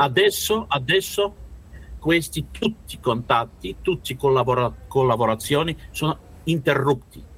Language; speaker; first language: Italian; non-native, learner; Russian